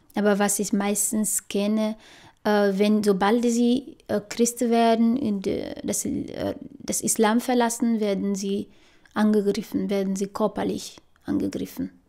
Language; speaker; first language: German; non-native, fluent; Fula